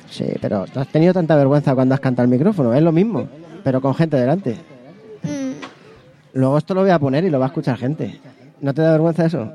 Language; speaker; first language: Spanish; native; Spanish